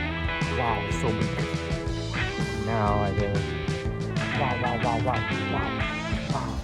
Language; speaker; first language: English; non-native, learner; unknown